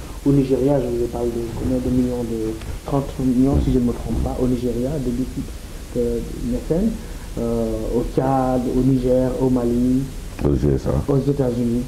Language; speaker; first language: French; non-native, local second language; Wolof